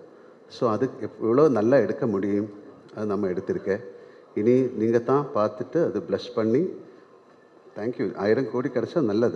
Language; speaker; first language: Tamil; non-native, learner; Malayalam